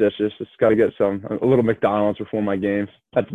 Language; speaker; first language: English; native; English